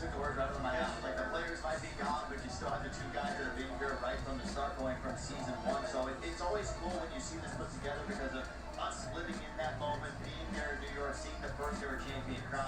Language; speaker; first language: English; native; English